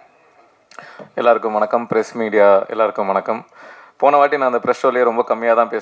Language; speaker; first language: Tamil; native; Tamil